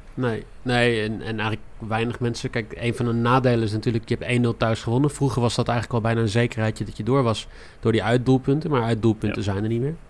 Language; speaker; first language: Dutch; native; Dutch